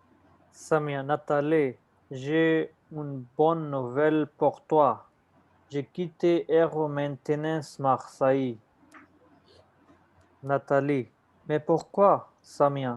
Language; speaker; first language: French; non-native, learner; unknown